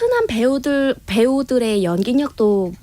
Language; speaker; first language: Korean; non-native, fluent; Vietnamese